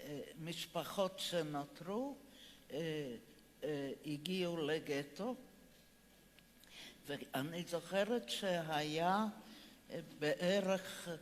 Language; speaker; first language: Hebrew; non-native, fluent; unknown